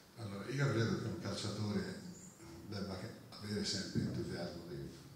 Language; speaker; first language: Italian; native; Italian